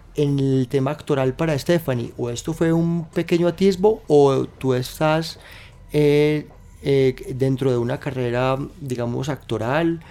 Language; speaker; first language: Spanish; native; Spanish